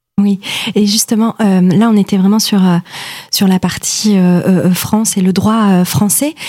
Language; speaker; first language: French; native; French